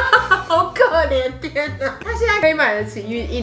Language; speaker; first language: Chinese; native; Chinese